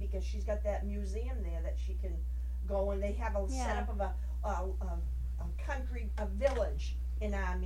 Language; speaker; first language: English; early bilingual, other home language; Armenian